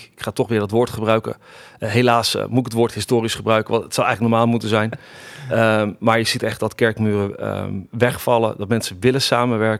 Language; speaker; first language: Dutch; native; Dutch